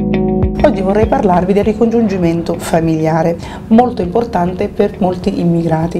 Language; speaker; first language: Italian; native; Italian